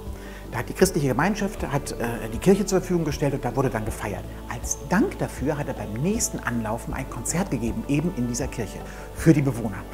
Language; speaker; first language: German; native; German